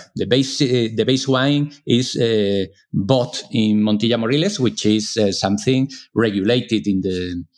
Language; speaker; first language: English; non-native, fluent; Spanish